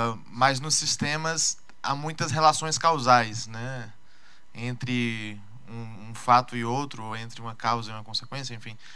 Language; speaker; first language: Portuguese; native; Portuguese